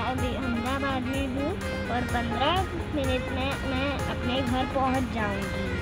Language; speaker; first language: Hindi; non-native, local second language; Gujarati